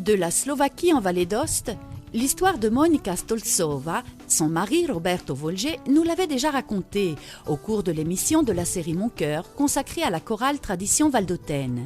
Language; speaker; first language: French; native; French